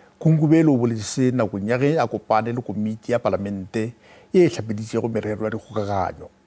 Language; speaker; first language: Northern Sotho; native; Northern Sotho